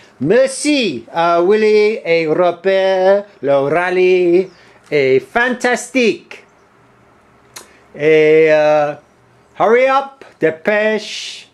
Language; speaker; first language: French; non-native, learner; English